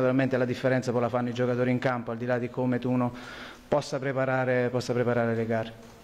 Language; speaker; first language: Italian; native; Italian